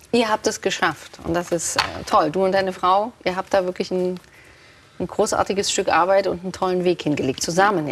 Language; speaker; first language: German; native; German